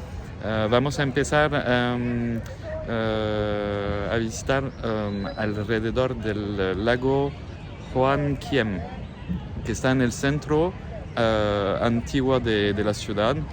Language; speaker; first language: Spanish; non-native, fluent; French